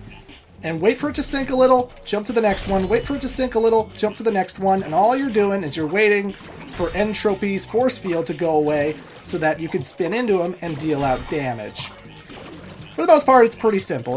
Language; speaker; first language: English; native; English